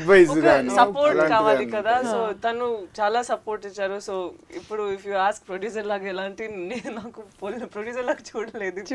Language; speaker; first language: Telugu; non-native, learner; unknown